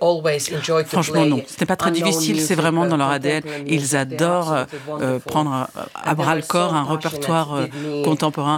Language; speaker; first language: French; non-native, fluent; Ukrainian